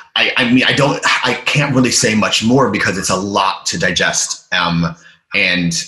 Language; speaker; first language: English; native; English